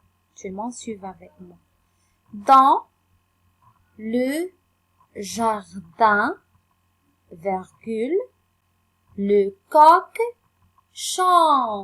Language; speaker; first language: French; non-native, local second language; Arabic